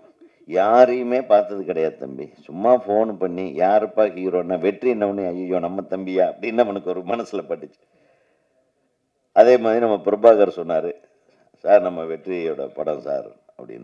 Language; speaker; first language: Tamil; native; Tamil